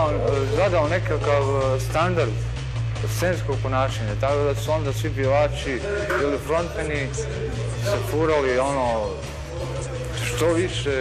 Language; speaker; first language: Croatian; native; Croatian